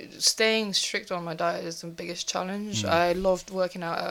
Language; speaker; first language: English; non-native, fluent; Bulgarian